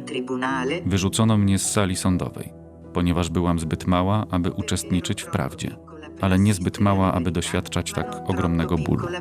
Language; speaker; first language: Polish; native; Polish